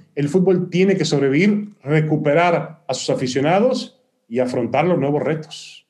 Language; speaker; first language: Spanish; early bilingual, other home language; Hebrew